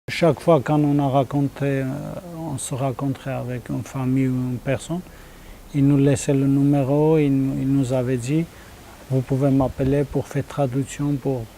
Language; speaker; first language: French; non-native, learner; Armenian